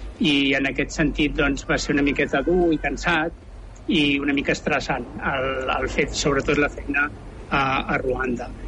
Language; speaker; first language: Catalan; native; Catalan